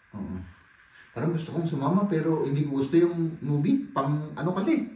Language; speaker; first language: Filipino; native; Filipino